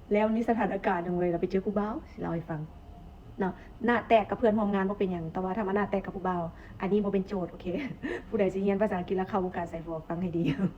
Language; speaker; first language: Thai; native; Thai